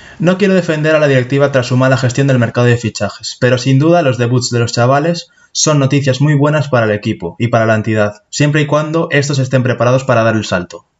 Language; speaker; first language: Spanish; native; Spanish